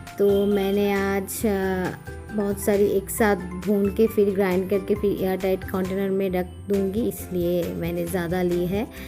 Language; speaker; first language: Hindi; non-native, local second language; Bangla